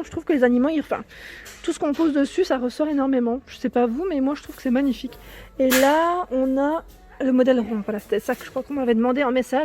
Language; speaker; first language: French; native; French